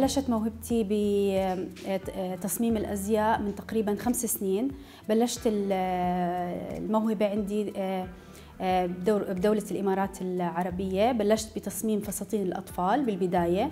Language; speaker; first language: Arabic; native; Arabic